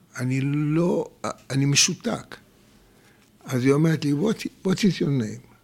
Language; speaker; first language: Hebrew; native; Hebrew